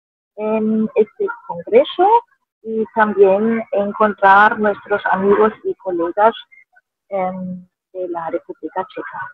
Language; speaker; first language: Spanish; non-native, fluent; German